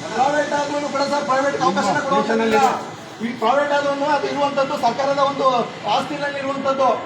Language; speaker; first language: Kannada; native; Kannada